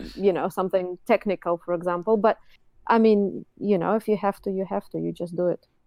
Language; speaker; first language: English; non-native, fluent; Russian